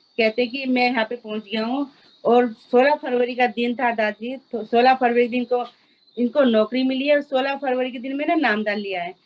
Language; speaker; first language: Hindi; non-native, local second language; Nepali